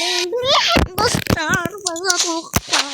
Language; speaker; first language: Russian; non-native, local second language; Kazakh